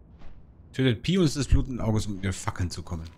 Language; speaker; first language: German; native; German